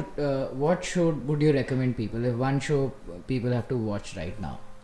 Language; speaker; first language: English; non-native, local second language; Hindi